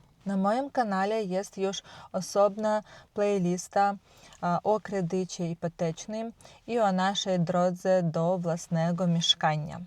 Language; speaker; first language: Polish; non-native, learner; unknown